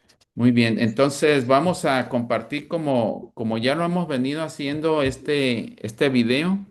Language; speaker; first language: Spanish; native; Spanish